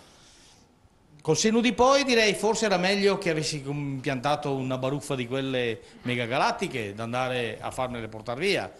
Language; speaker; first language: Italian; native; Italian